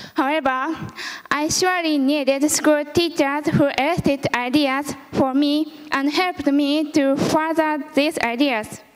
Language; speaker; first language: English; early bilingual, other home language; Japanese